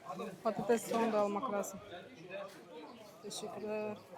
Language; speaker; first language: Turkish; non-native, fluent; Russian